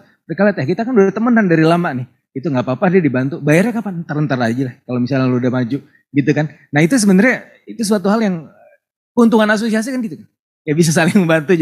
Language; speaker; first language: Indonesian; native; Indonesian